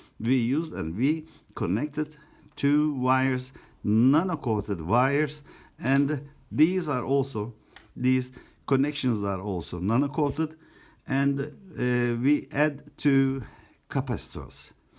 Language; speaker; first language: English; non-native, learner; Turkish